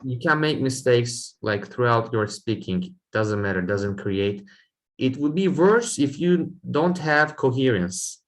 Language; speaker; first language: English; non-native, fluent; Turkish